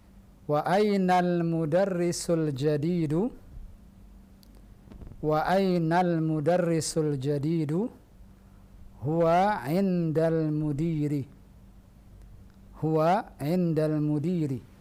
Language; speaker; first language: Arabic; non-native, fluent; Indonesian